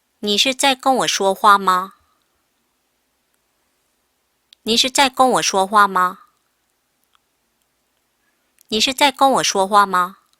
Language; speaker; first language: Chinese; non-native, fluent; Korean